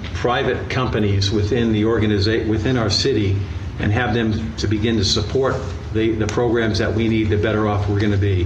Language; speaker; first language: English; native; English